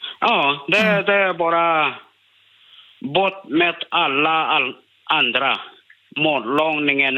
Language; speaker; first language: Swedish; non-native, learner; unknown